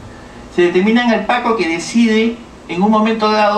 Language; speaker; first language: Spanish; native; Spanish